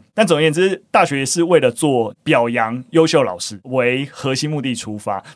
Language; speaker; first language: Chinese; native; Chinese